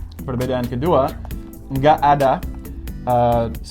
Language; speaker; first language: Indonesian; non-native, learner; English